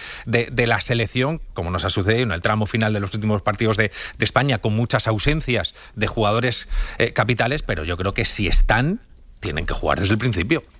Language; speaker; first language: Spanish; native; Spanish